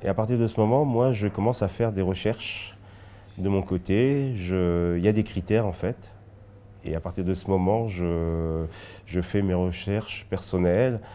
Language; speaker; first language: French; early bilingual, other home language; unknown